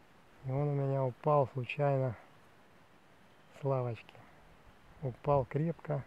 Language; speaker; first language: Russian; native; Russian